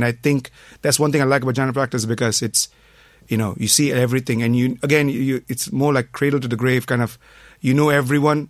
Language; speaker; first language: English; non-native, local second language; Tamil